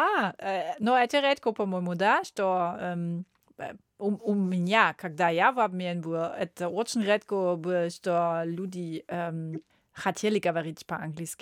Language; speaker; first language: Russian; non-native, learner; German